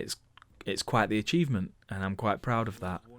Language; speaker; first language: English; native; English